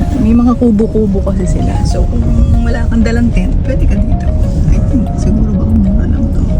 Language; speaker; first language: Filipino; native; Filipino